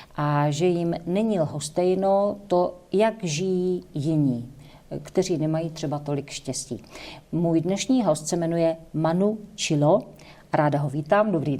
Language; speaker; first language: Czech; native; Czech